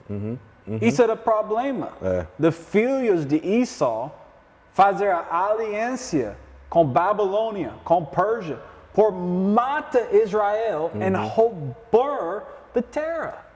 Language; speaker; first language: Portuguese; non-native, learner; English